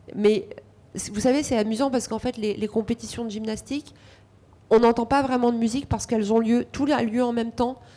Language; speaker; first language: French; non-native, fluent; Romanian